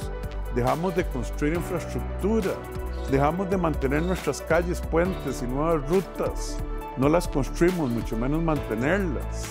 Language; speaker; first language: Spanish; native; Spanish